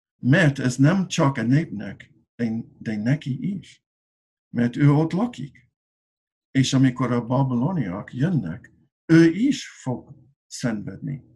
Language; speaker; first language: Hungarian; non-native, learner; English